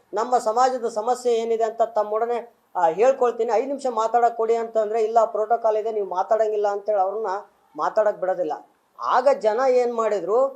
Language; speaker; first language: Kannada; non-native, local second language; Lambadi